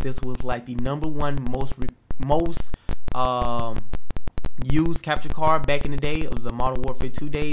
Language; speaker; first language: English; native; English